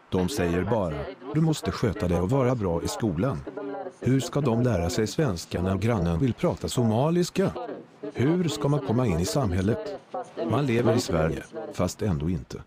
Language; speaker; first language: Swedish; early bilingual, other home language; Somali